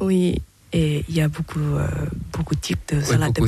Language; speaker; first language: French; non-native, learner; Thai